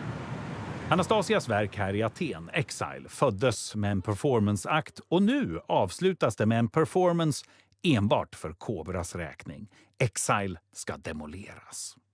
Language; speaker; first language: Swedish; native; Swedish